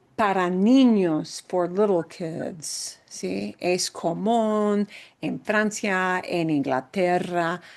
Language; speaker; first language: Spanish; non-native, fluent; English